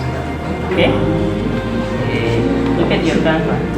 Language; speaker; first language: English; non-native, learner; Indonesian